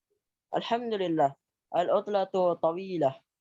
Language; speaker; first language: Arabic; non-native, learner; Indonesian